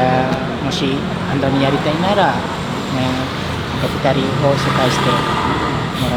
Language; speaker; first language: Japanese; non-native, fluent; Indonesian